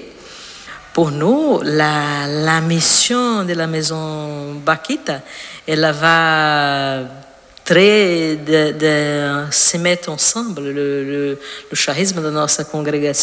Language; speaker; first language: French; non-native, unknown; Portuguese